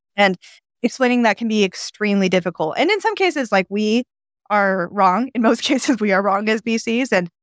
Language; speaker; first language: English; non-native, fluent; Japanese